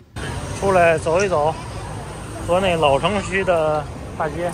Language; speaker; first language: Chinese; native; Chinese